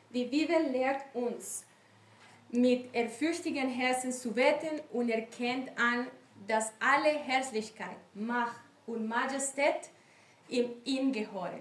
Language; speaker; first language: German; non-native, learner; Spanish